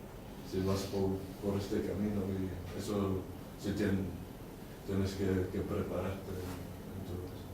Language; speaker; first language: Spanish; non-native, learner; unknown